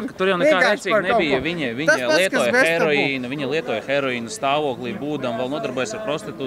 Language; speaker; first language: Latvian; native; Latvian